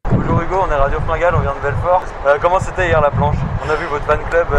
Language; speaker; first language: French; native; French